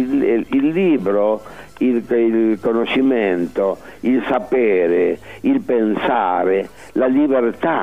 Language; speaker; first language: Italian; early bilingual, heritage; Spanish